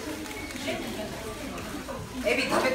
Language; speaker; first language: Japanese; non-native, learner; Korean